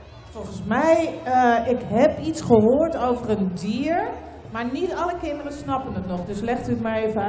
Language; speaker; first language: Dutch; native; Dutch